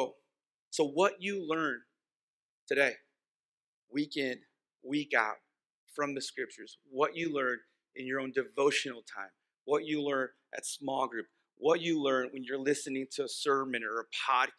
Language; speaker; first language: English; early bilingual, other home language; Spanish